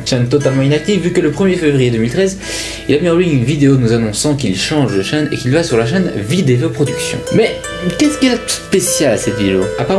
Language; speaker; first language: French; native; French